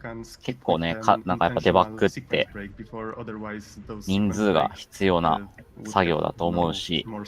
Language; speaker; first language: Japanese; native; Japanese